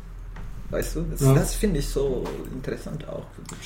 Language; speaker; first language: German; non-native, fluent; Spanish